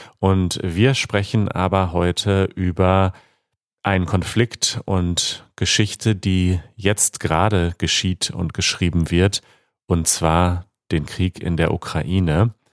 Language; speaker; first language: German; native; German